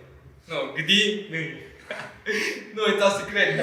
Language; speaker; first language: Russian; non-native, learner; Malay